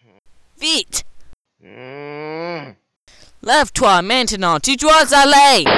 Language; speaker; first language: French; non-native, learner; English